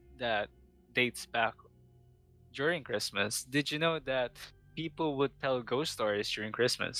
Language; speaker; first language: English; non-native, local second language; Filipino